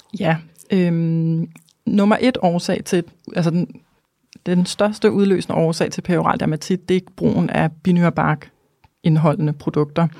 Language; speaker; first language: Danish; native; Danish